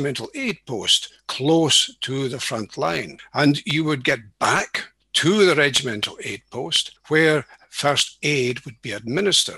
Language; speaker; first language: English; native; English